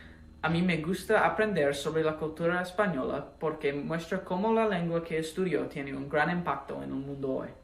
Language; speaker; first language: Spanish; non-native, fluent; English